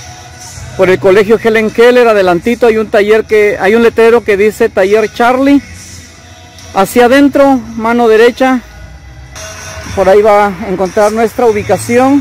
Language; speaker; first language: Spanish; native; Spanish